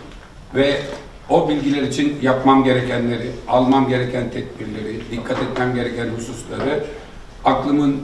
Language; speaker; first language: Turkish; native; Turkish